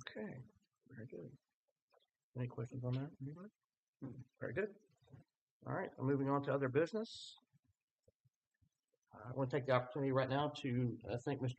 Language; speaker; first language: English; native; English